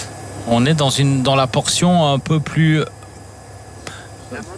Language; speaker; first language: French; native; French